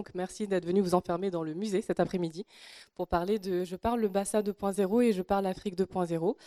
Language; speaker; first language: French; native; French